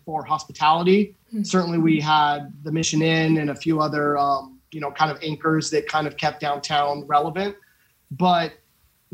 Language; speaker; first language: English; native; English